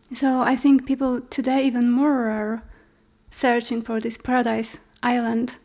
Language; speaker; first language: English; non-native, fluent; Polish